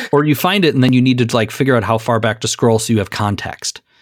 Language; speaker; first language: English; native; English